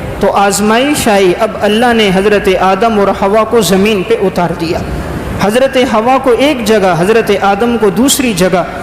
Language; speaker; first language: Urdu; native; Urdu